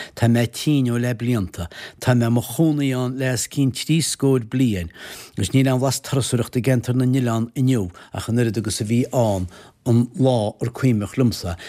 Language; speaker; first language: Irish; native; Irish